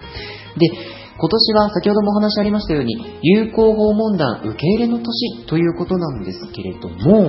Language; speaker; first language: Japanese; native; Japanese